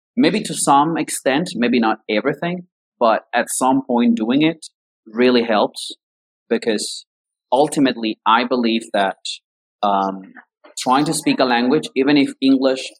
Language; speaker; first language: English; non-native, fluent; Spanish